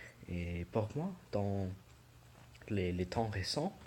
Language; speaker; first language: French; non-native, learner; English